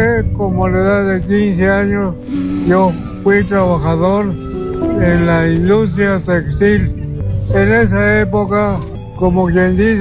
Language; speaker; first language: Spanish; native; Spanish